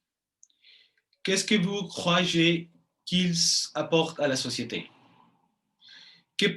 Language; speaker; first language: French; non-native, fluent; Spanish